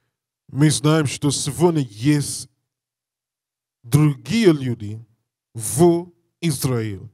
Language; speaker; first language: Russian; non-native, learner; English